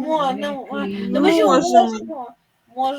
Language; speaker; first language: Ukrainian; non-native, local second language; Russian